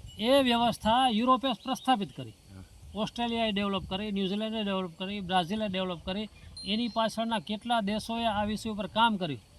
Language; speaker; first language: Gujarati; non-native, local second language; Kachhi